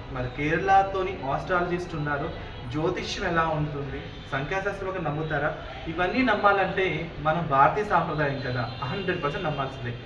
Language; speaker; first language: Telugu; native; Telugu